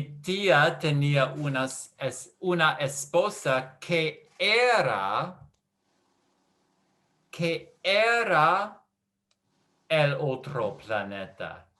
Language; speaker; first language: Spanish; non-native, learner; English